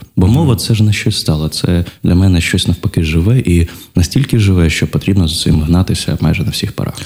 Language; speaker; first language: Ukrainian; non-native, local second language; Russian